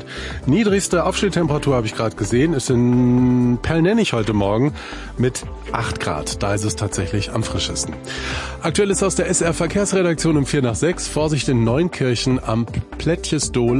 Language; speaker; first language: German; native; German